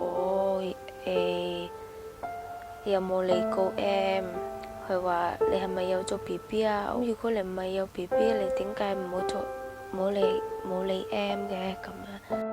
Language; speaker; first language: Cantonese; non-native, fluent; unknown